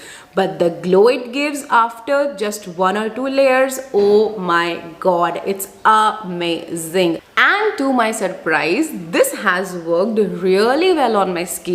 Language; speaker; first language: English; non-native, local second language; Hindi